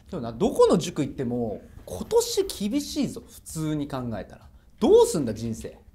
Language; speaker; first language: Japanese; native; Japanese